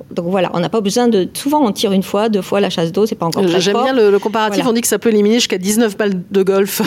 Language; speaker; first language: French; native; French